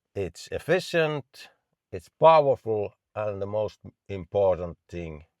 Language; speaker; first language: English; non-native, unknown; Finnish